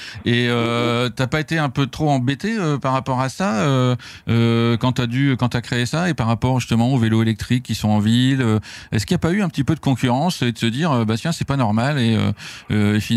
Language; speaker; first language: French; native; French